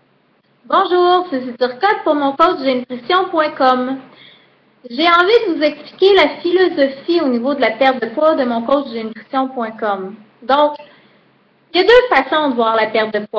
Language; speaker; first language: French; native; French